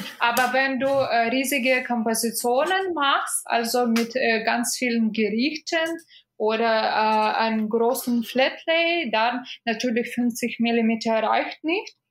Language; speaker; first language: German; non-native, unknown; Russian